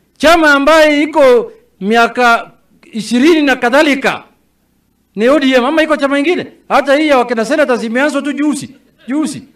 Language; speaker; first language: Swahili; non-native, local second language; Somali